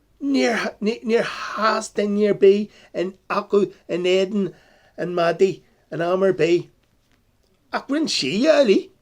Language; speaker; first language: Irish; non-native, local second language; English